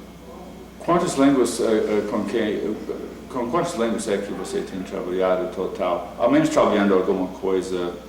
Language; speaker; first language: Portuguese; non-native, fluent; English